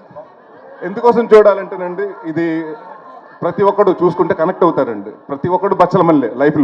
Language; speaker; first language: Telugu; native; Telugu